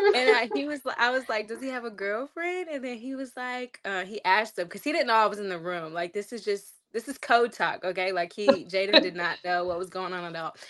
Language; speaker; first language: English; native; English